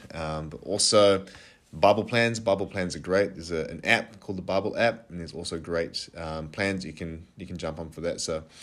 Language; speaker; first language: English; native; English